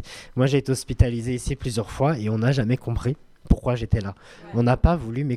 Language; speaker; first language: French; native; French